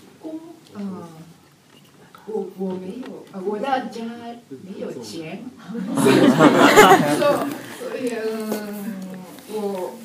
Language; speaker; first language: Chinese; non-native, learner; Japanese